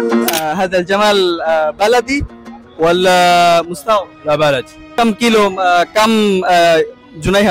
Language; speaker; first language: Arabic; non-native, learner; Bangla